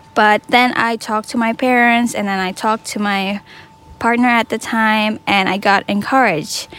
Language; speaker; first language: English; non-native, fluent; Indonesian